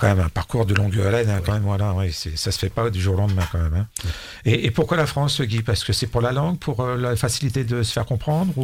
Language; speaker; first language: French; native; French